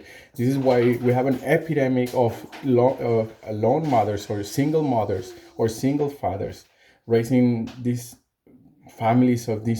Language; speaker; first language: English; non-native, fluent; Spanish